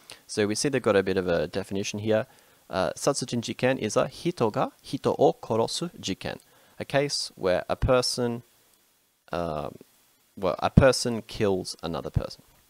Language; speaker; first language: English; native; English